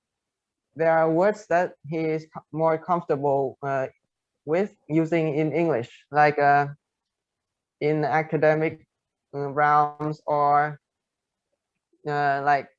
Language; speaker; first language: English; non-native, fluent; Vietnamese